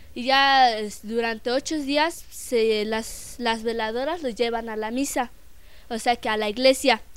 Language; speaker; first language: Spanish; non-native, local second language; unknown